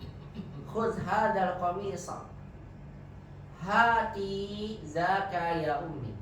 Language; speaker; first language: Arabic; non-native, fluent; Indonesian